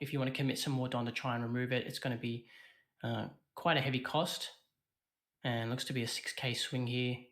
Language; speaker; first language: English; native; English